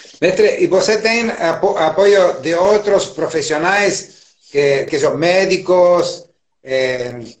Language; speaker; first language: Portuguese; non-native, learner; Spanish